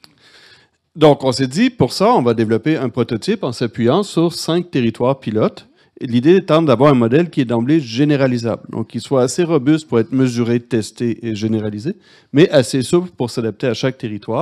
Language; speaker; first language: French; native; French